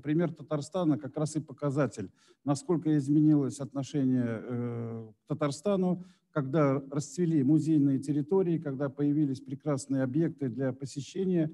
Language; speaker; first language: Russian; native; Russian